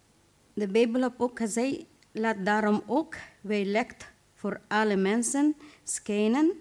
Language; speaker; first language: Dutch; non-native, fluent; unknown